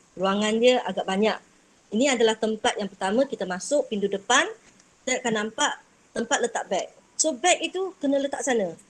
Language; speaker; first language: Malay; non-native, local second language; Chinese